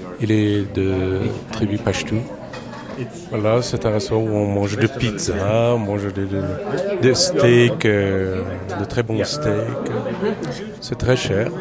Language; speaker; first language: French; non-native, fluent; Persian